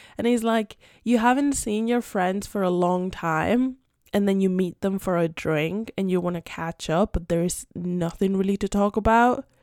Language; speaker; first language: English; non-native, fluent; Spanish